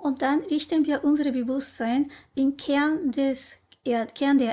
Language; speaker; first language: German; non-native, learner; Japanese